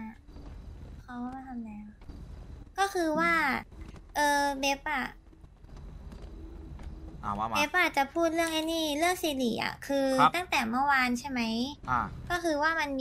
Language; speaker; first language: Thai; native; Thai